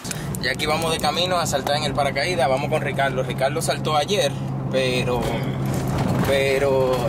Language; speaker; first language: Spanish; native; Spanish